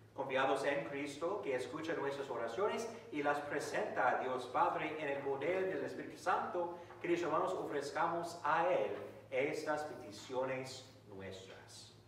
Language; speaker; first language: Spanish; non-native, fluent; English